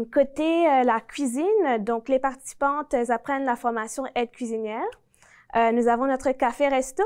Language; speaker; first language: French; native; French